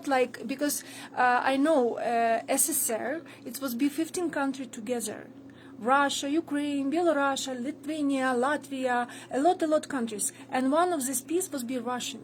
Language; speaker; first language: English; non-native, learner; Ukrainian